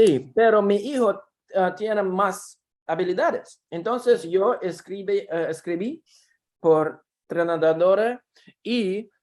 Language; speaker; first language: Spanish; non-native, learner; Russian